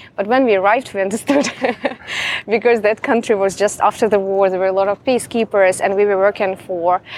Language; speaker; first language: English; non-native, fluent; Russian